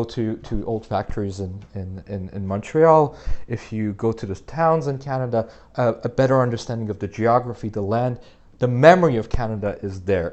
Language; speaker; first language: English; native; English